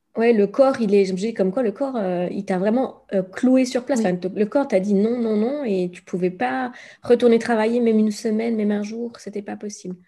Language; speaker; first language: French; native; French